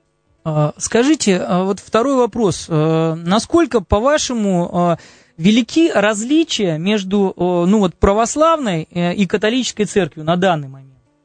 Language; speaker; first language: Russian; native; Russian